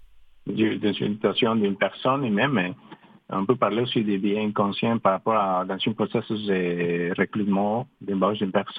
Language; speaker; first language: French; non-native, fluent; Spanish